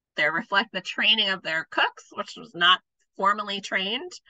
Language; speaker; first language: English; native; English